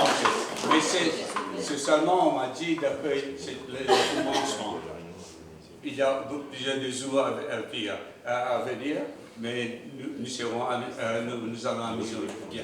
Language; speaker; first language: French; non-native, local second language; Morisyen